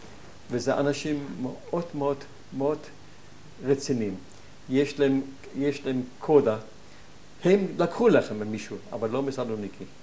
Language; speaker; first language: Hebrew; non-native, fluent; German